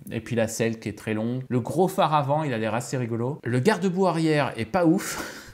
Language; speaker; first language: French; native; French